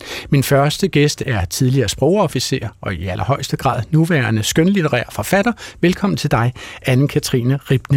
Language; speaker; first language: Danish; native; Danish